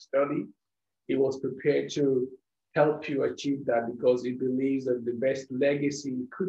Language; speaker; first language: English; non-native, local second language; Yoruba